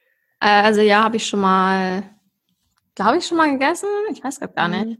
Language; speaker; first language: German; native; German